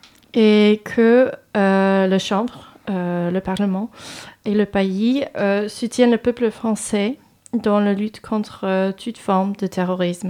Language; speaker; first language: French; non-native, fluent; English